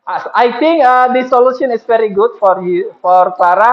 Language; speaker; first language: English; non-native, fluent; Indonesian